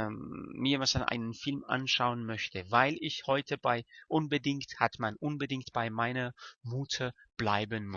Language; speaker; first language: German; non-native, fluent; Persian